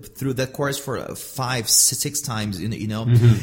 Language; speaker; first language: English; non-native, fluent; Portuguese